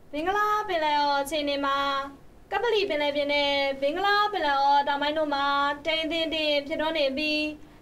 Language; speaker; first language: Burmese; native; Burmese